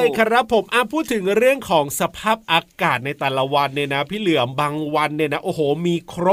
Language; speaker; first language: Thai; native; Thai